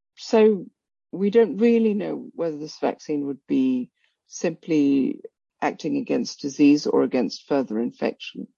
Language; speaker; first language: English; non-native, local second language; Bangla